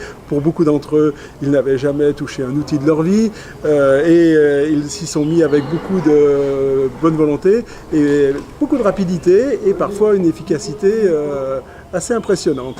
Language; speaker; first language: French; native; French